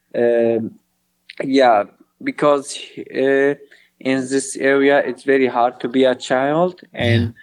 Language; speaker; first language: English; non-native, learner; Arabic